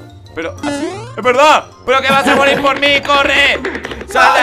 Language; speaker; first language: Spanish; native; Spanish